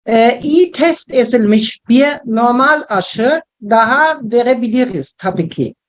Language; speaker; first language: Turkish; non-native, learner; German